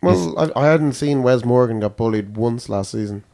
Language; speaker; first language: English; native; English